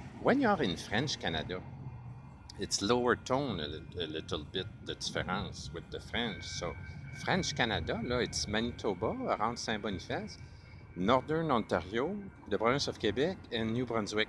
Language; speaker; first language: English; non-native, fluent; French